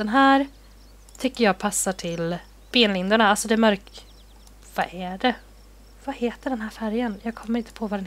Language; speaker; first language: Swedish; native; Swedish